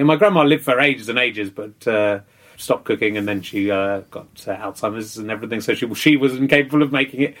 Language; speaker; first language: English; native; English